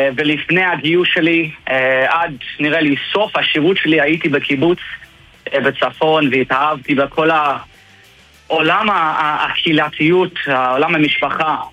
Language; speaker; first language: Hebrew; non-native, fluent; English